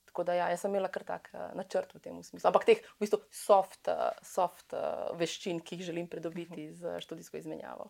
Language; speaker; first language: Slovenian; early bilingual, other home language; Serbian